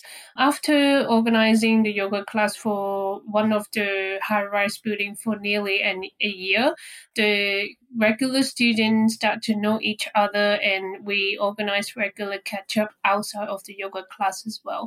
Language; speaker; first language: English; non-native, local second language; Cantonese